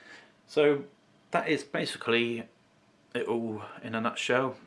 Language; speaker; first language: English; native; English